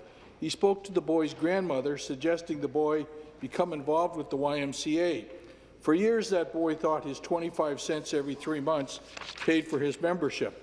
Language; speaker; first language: English; native; English